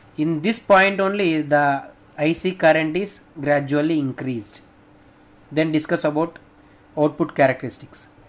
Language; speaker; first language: English; non-native, local second language; Telugu